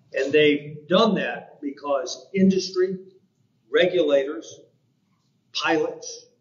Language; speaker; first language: English; native; English